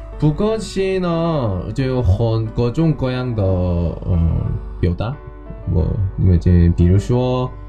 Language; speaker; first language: Chinese; non-native, learner; Korean